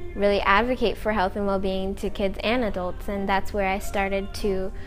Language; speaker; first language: English; native; English